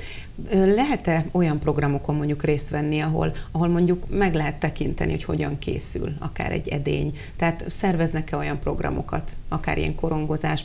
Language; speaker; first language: Hungarian; native; Hungarian